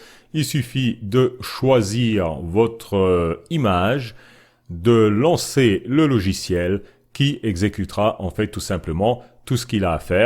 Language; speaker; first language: French; native; French